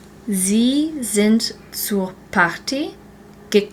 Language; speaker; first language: German; non-native, learner; English